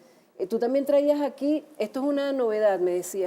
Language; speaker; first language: Spanish; native; Spanish